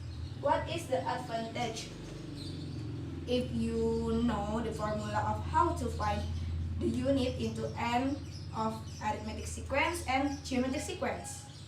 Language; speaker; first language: English; non-native, learner; Indonesian